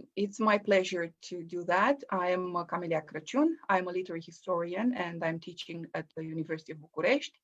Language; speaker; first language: English; non-native, fluent; Romanian